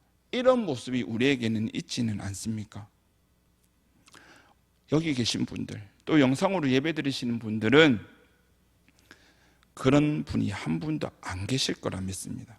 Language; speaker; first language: Korean; native; Korean